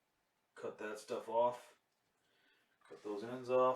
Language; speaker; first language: English; native; English